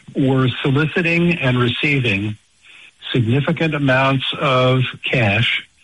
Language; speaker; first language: English; native; English